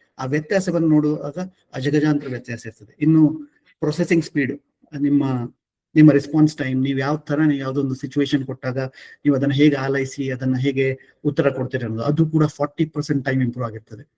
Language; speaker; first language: Kannada; non-native, local second language; Marathi